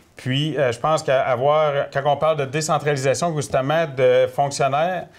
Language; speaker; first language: French; native; French